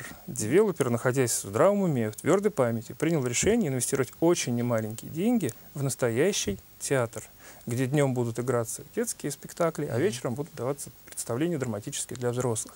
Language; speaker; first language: Russian; native; Russian